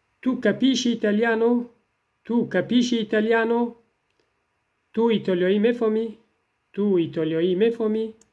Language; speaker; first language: Italian; non-native, fluent; Persian